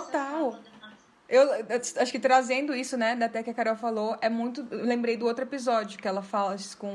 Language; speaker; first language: Portuguese; native; Portuguese